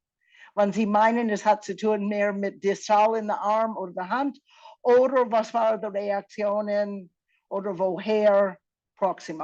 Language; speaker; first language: German; non-native, fluent; English